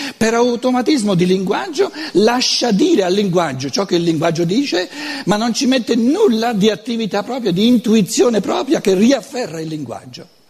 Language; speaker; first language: Italian; non-native, local second language; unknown